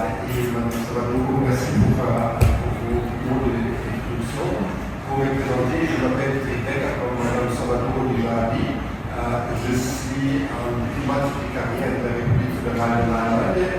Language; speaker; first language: French; non-native, fluent; German